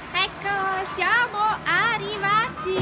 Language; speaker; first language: Italian; native; Italian